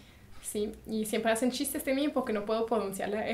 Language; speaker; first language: Spanish; early bilingual, heritage; German